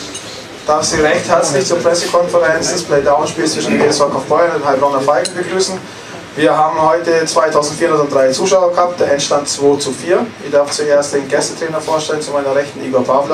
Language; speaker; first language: German; native; German